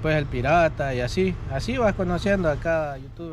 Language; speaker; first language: Spanish; native; Spanish